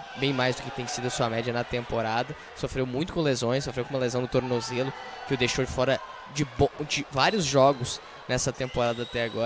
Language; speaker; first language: Portuguese; native; Portuguese